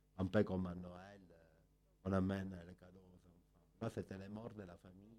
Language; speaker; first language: French; non-native, fluent; Italian